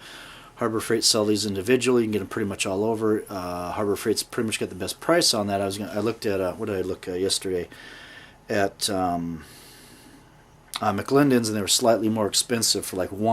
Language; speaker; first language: English; native; English